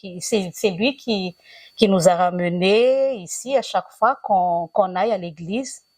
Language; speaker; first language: French; non-native, local second language; Malagasy